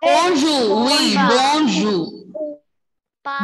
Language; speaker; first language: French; non-native, fluent; Malayalam